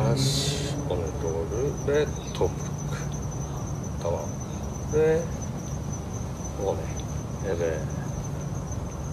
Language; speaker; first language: Turkish; non-native, learner; Japanese